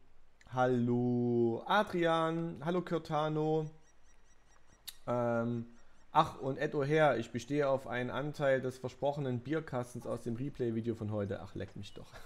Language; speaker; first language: German; native; German